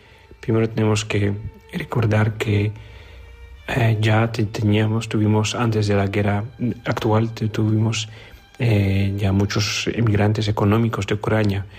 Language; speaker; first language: Spanish; non-native, fluent; Polish